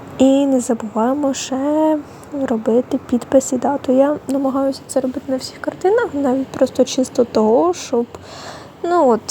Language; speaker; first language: Ukrainian; non-native, local second language; Russian